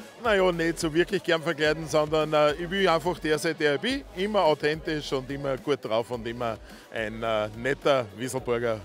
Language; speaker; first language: German; native; German